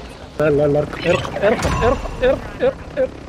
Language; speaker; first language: Arabic; native; Arabic